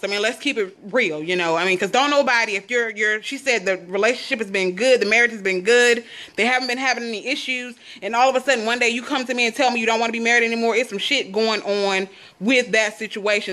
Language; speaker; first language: English; native; English